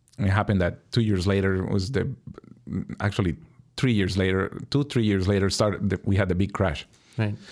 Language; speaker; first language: English; non-native, fluent; Spanish